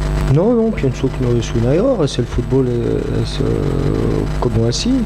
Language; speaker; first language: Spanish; non-native, fluent; French